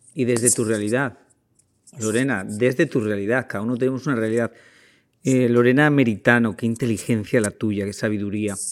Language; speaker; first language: Spanish; native; Spanish